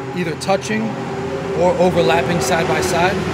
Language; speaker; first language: English; native; English